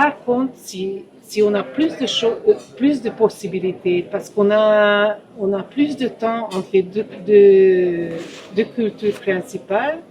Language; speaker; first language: French; non-native, fluent; Ukrainian